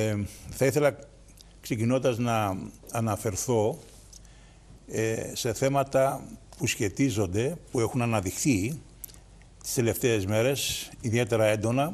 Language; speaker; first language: Greek; native; Greek